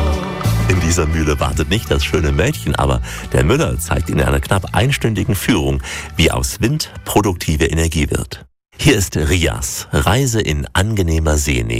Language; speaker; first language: German; native; German